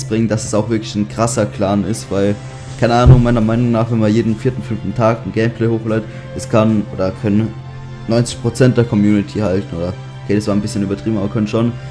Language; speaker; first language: German; native; German